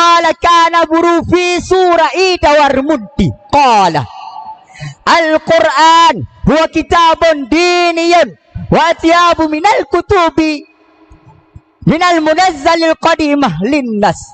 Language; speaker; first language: Arabic; non-native, learner; Achinese